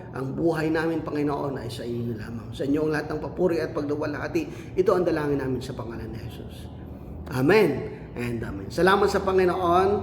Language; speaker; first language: Filipino; non-native, local second language; Cebuano